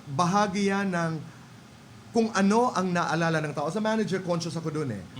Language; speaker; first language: Filipino; non-native, local second language; Waray